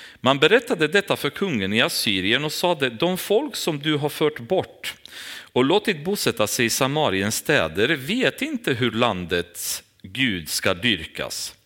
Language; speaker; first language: Swedish; non-native, fluent; Romanian